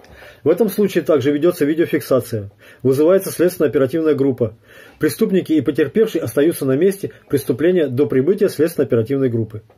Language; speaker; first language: Russian; native; Russian